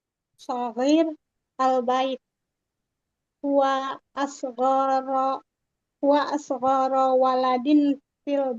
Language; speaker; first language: Arabic; non-native, learner; Indonesian